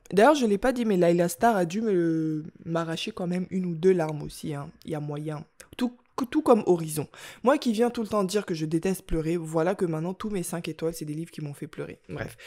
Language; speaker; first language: French; native; French